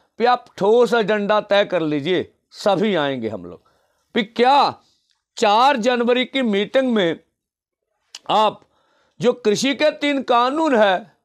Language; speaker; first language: Hindi; non-native, local second language; Punjabi